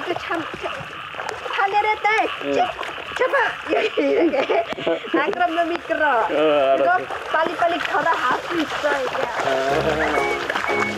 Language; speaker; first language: Korean; non-native, learner; Khmer